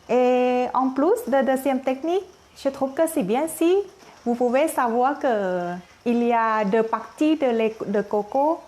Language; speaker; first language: French; non-native, learner; Thai